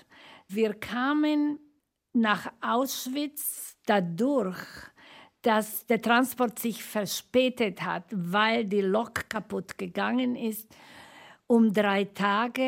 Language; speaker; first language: German; non-native, fluent; Slovak